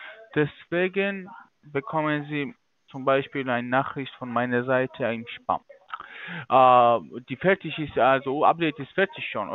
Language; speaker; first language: German; non-native, fluent; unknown